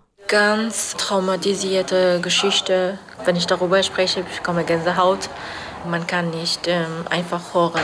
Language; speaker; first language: German; non-native, learner; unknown